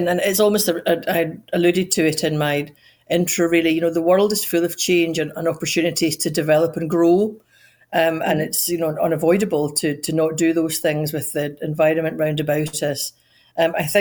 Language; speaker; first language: English; native; English